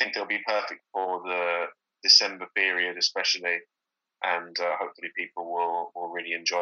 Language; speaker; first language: English; native; English